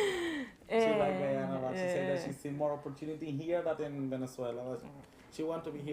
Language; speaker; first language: English; non-native, learner; Spanish